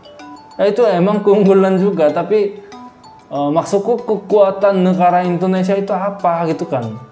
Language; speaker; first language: Indonesian; non-native, fluent; Korean